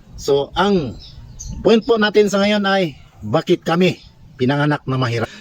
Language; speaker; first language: Filipino; non-native, local second language; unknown